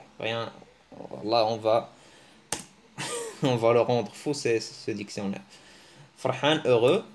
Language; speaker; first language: French; early bilingual, other home language; Arabic